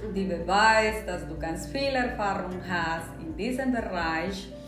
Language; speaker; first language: German; non-native, fluent; Spanish